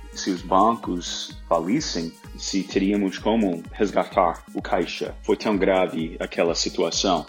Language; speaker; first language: Portuguese; non-native, fluent; English